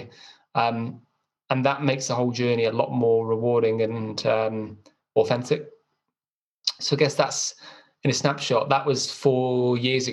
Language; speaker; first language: English; native; English